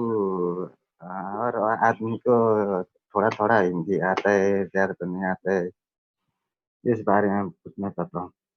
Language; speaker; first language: Hindi; non-native, learner; Nepali